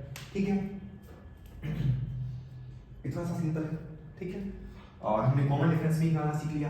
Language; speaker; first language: Hindi; native; Hindi